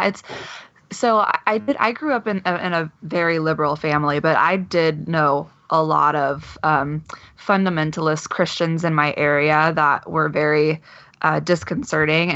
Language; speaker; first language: English; native; English